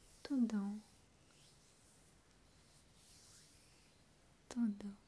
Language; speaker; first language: French; non-native, fluent; Russian